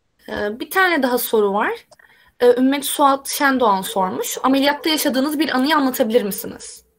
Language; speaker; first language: Turkish; native; Turkish